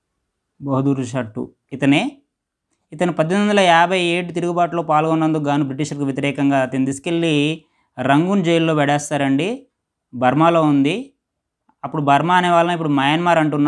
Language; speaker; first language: Telugu; native; Telugu